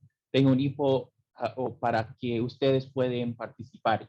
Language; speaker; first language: Spanish; early bilingual, heritage; English